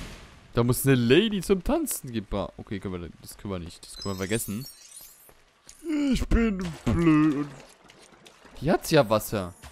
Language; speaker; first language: German; native; German